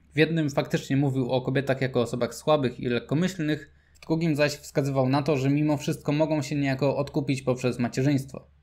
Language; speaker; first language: Polish; native; Polish